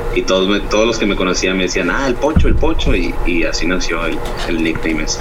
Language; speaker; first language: Spanish; native; Spanish